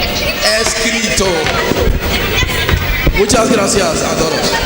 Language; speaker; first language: Spanish; non-native, fluent; French